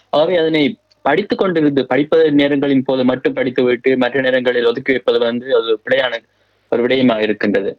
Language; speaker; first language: Tamil; native; Tamil